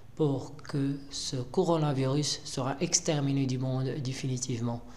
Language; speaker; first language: French; non-native, local second language; Arabic